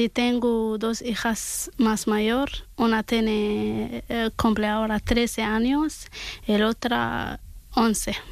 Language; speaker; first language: Spanish; non-native, learner; Arabic